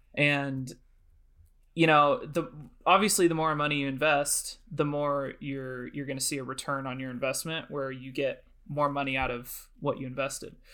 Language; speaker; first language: English; native; English